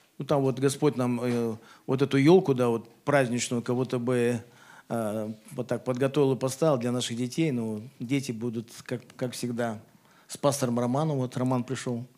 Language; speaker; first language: Russian; native; Russian